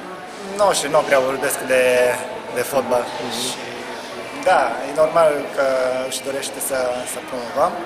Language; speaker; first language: Romanian; non-native, learner; Japanese